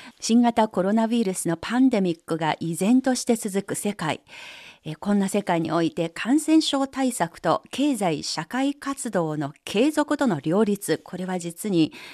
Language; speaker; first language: Japanese; non-native, fluent; Chinese